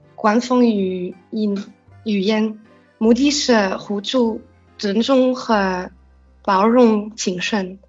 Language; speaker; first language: Chinese; non-native, learner; French